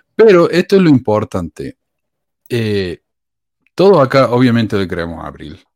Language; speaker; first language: Spanish; native; Spanish